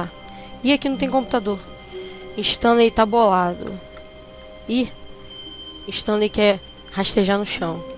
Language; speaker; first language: Portuguese; native; Portuguese